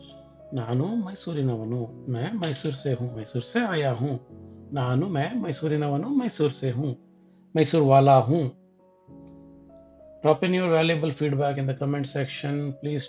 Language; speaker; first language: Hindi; non-native, local second language; Kannada